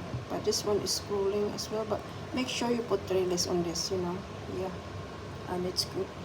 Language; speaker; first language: English; non-native, local second language; Filipino